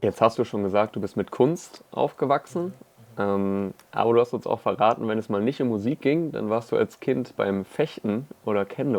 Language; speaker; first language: German; native; German